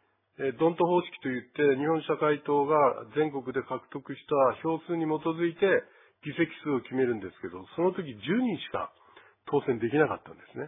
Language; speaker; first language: Japanese; native; Japanese